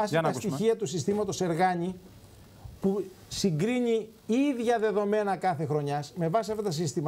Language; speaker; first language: Greek; native; Greek